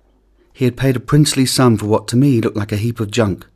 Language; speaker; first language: English; native; English